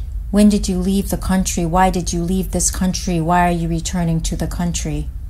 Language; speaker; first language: English; native; English